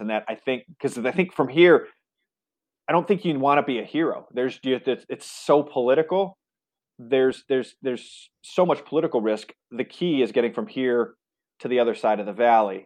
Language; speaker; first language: English; native; English